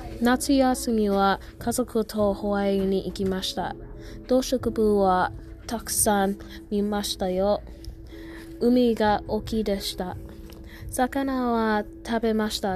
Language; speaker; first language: Japanese; non-native, learner; English